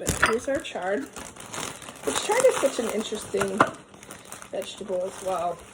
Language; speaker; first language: English; native; English